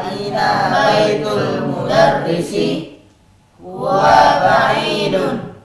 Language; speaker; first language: Arabic; non-native, learner; Indonesian